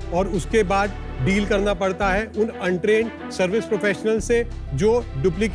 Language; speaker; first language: Hindi; native; Hindi